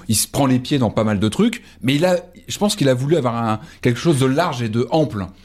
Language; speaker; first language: French; native; French